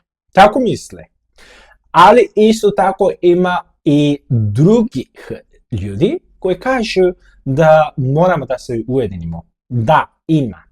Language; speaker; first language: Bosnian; non-native, fluent; Korean